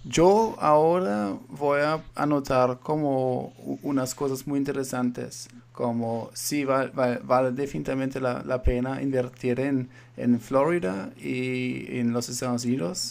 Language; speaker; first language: Spanish; non-native, fluent; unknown